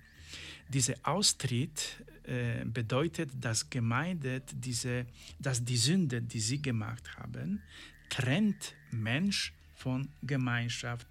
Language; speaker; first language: German; non-native, learner; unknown